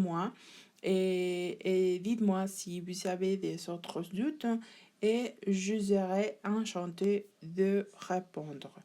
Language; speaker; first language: French; non-native, learner; Spanish